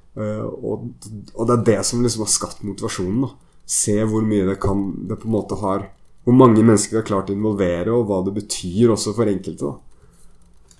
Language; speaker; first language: Norwegian; native; Norwegian